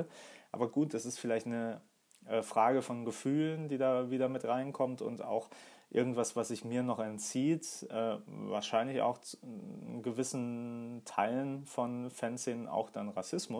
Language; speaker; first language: German; native; German